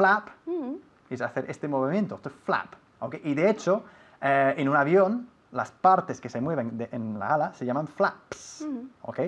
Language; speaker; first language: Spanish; non-native, fluent; English